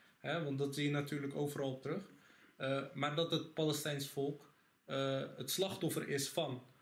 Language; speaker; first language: Dutch; early bilingual, other home language; Arabic